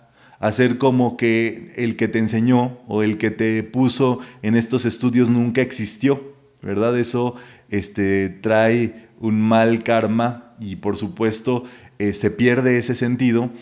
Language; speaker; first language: Spanish; native; Spanish